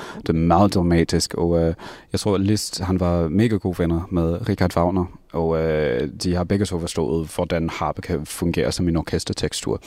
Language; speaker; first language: Danish; non-native, fluent; English